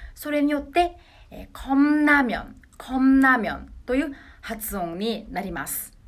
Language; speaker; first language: Japanese; native; Japanese